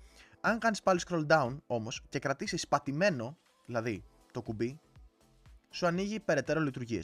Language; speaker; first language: Greek; native; Greek